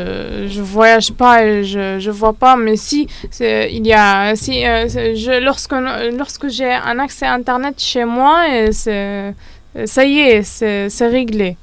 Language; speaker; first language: French; non-native, learner; Arabic